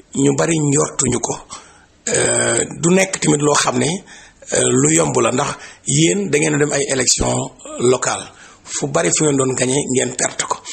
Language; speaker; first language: Wolof; native; Wolof